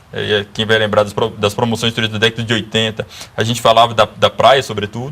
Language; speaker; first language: Portuguese; native; Portuguese